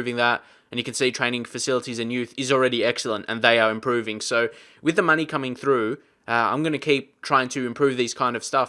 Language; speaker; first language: English; native; English